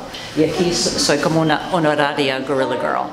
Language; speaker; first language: Spanish; non-native, fluent; English